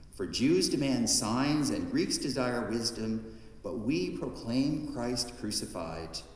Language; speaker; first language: English; native; English